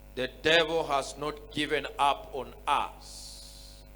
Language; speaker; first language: English; non-native, local second language; Swahili